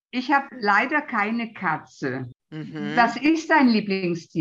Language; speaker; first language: German; non-native, fluent; Italian